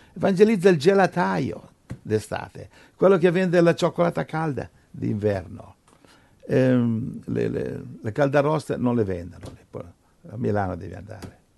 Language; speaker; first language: Italian; non-native, fluent; English